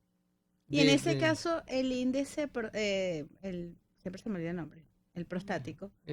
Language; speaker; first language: Spanish; native; Spanish